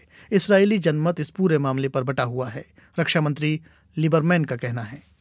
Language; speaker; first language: Hindi; native; Hindi